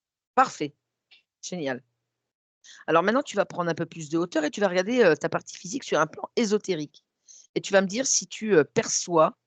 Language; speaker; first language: French; native; French